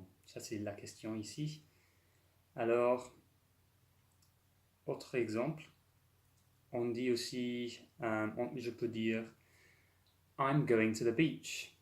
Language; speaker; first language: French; non-native, fluent; English